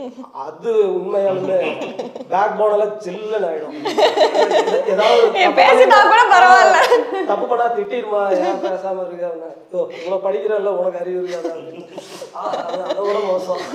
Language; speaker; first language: Tamil; native; Tamil